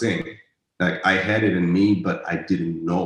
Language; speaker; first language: English; non-native, local second language; Shona